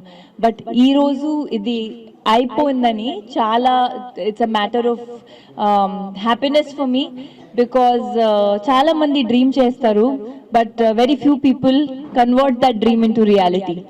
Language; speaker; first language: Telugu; non-native, local second language; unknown